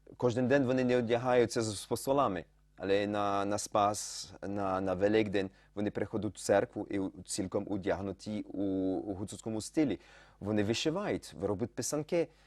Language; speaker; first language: Ukrainian; early bilingual, heritage; Ukrainian